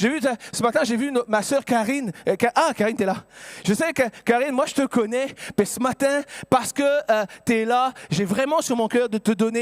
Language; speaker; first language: French; native; French